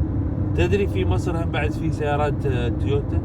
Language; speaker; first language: Arabic; non-native, learner; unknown